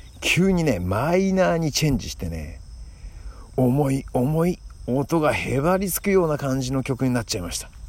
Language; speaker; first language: Japanese; native; Japanese